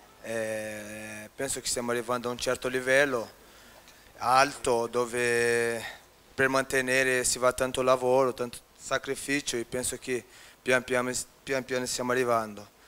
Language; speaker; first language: Italian; non-native, fluent; Portuguese